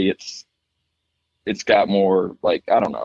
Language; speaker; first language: English; native; English